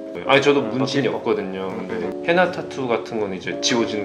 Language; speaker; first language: Korean; native; Korean